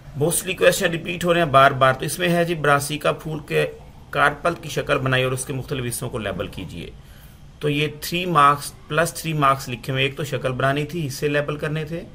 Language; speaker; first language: Urdu; non-native, local second language; Punjabi